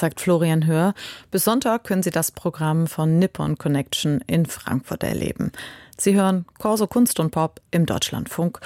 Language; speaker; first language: German; native; German